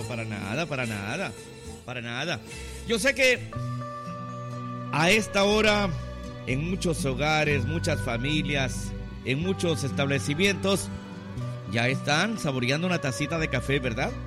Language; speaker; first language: Spanish; native; Spanish